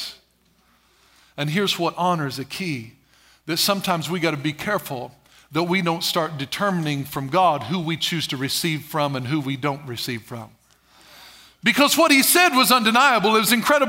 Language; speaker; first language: English; native; English